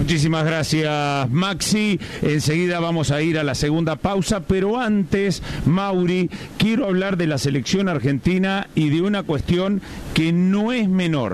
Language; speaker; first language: Spanish; native; Spanish